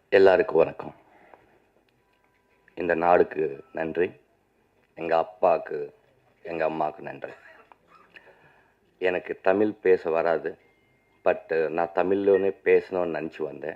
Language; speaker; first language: Tamil; non-native, learner; Telugu